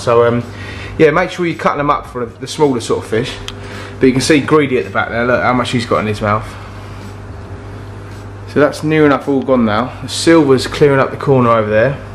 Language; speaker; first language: English; native; English